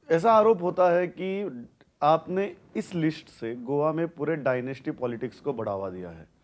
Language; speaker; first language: Hindi; non-native, local second language; Konkani